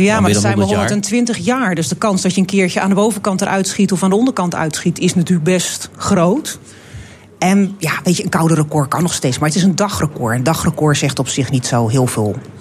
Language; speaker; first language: Dutch; native; Dutch